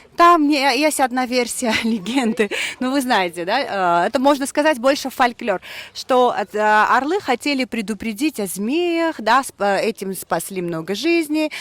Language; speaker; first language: Russian; non-native, local second language; Armenian